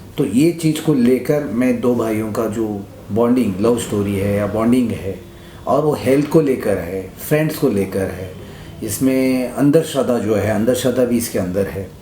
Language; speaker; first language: Hindi; non-native, local second language; Marathi